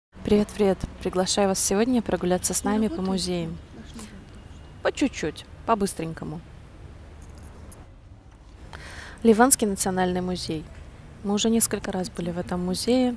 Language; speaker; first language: Russian; native; Russian